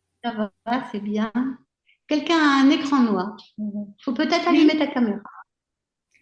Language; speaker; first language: French; native; French